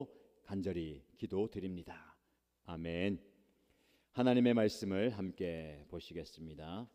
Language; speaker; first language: Korean; native; Korean